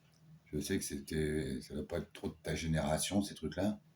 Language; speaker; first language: French; native; French